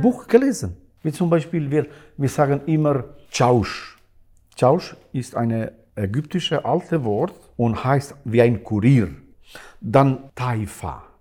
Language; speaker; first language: German; non-native, learner; Albanian